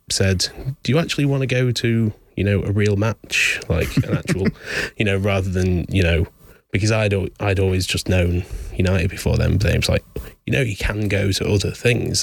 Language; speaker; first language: English; native; English